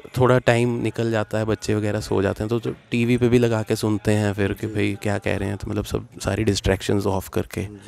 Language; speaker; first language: Hindi; native; Hindi